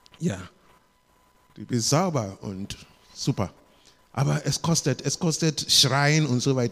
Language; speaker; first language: German; non-native, learner; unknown